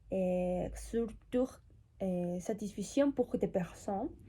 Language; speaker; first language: French; non-native, learner; Spanish